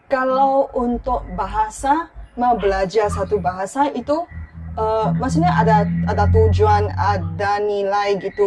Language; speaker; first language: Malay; non-native, local second language; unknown